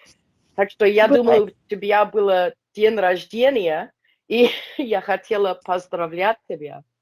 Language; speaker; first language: Russian; non-native, learner; English